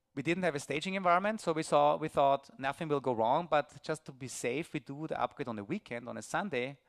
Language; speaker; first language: English; non-native, fluent; German